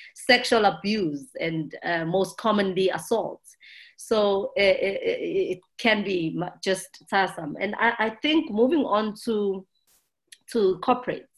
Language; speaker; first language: English; non-native, local second language; Zulu